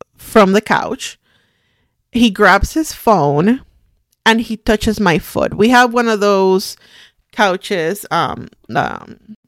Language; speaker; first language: English; non-native, fluent; Spanish